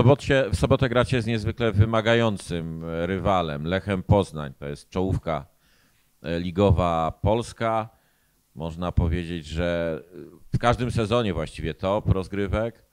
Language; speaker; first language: Polish; native; Polish